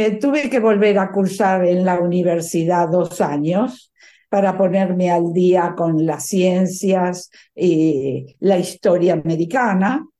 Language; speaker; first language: Spanish; native; Spanish